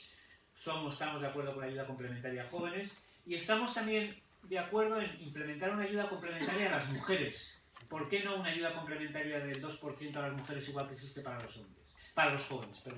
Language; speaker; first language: Spanish; native; Spanish